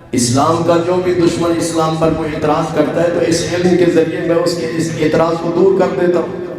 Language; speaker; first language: Urdu; non-native, local second language; Punjabi